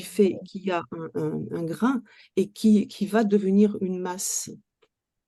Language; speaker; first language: French; native; French